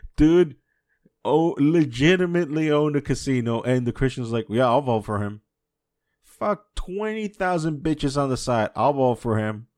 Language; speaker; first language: English; native; English